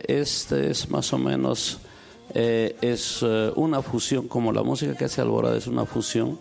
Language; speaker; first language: Spanish; non-native, local second language; Quechua